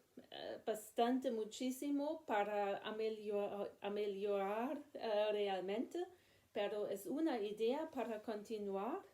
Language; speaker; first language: Spanish; non-native, learner; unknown